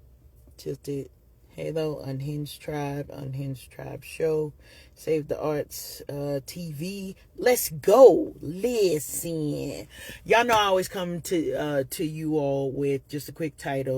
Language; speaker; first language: English; native; English